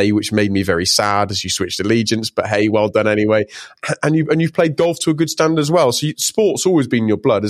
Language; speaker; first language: English; native; English